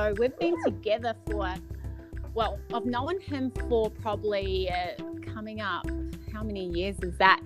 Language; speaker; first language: English; native; English